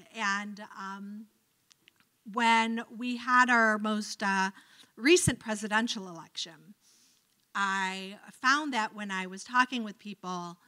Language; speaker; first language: English; native; English